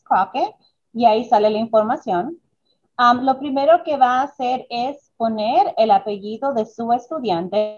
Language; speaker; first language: Spanish; early bilingual, other home language; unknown